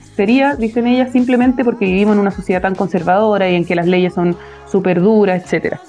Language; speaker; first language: Spanish; native; Spanish